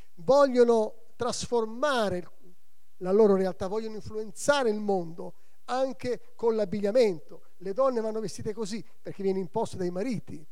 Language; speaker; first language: Italian; native; Italian